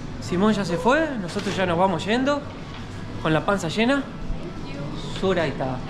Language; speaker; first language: Spanish; native; Spanish